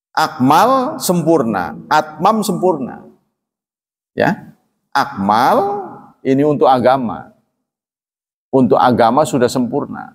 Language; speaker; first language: Indonesian; non-native, local second language; Javanese